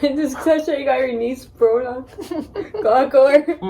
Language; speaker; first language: Irish; non-native, learner; English